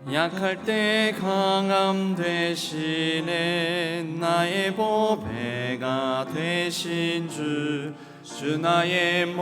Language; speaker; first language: Korean; native; Korean